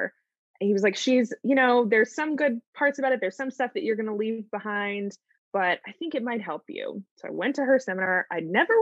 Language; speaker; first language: English; native; English